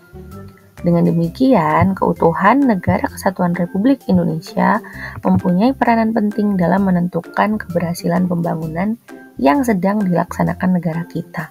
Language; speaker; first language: Indonesian; native; Indonesian